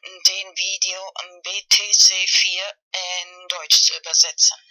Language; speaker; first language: German; non-native, fluent; Spanish